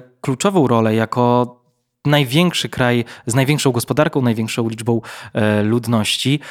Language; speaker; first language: Polish; native; Polish